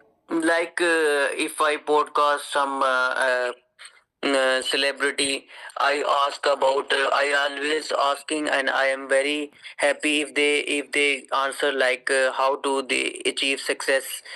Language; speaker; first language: English; non-native, learner; Urdu